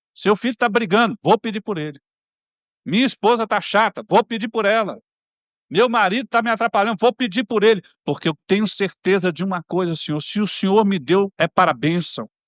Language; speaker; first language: Portuguese; native; Portuguese